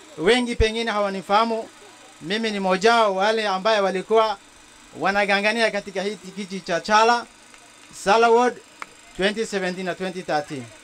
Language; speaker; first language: Swahili; non-native, local second language; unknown